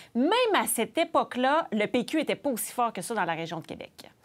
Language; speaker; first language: French; native; French